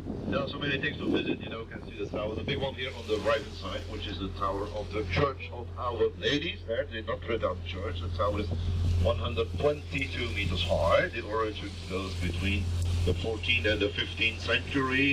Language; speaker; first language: English; non-native, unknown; Dutch